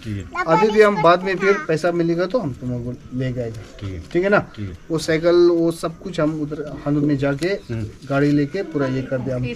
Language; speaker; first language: Hindi; non-native, local second language; Tibetan